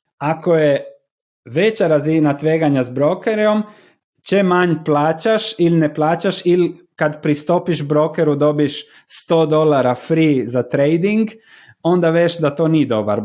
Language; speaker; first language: Slovenian; non-native, learner; Croatian